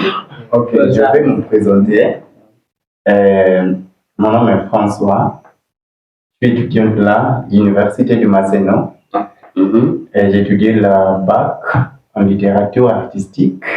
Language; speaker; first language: French; non-native, learner; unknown